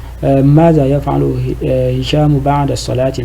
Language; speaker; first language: Arabic; non-native, fluent; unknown